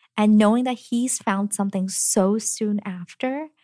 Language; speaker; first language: English; early bilingual, other home language; Cantonese